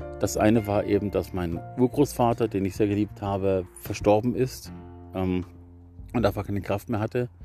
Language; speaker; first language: German; native; German